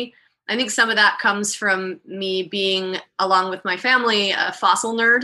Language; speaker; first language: English; native; English